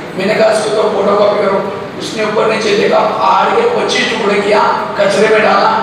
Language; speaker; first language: Hindi; non-native, local second language; Marathi